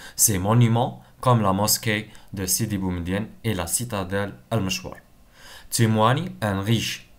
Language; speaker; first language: French; non-native, local second language; Arabic